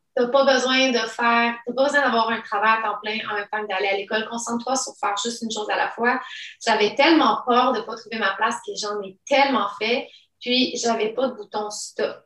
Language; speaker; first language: French; early bilingual, other home language; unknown